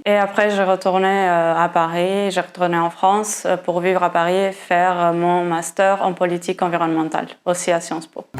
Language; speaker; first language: French; non-native, fluent; Portuguese